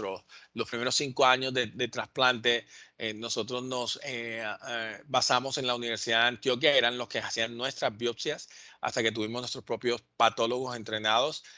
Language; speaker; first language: Spanish; native; Spanish